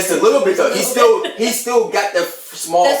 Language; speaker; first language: English; native; English